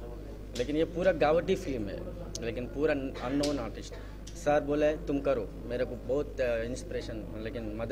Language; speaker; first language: Hindi; non-native, local second language; Telugu